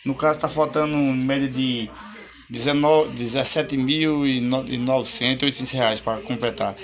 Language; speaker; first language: Portuguese; native; Portuguese